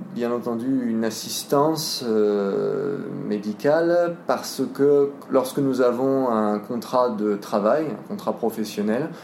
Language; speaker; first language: French; native; French